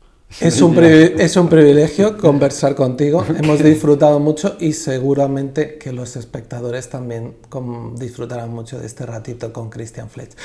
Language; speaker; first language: Spanish; native; Spanish